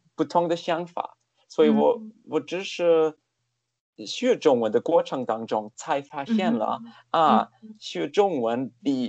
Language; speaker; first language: Chinese; non-native, fluent; German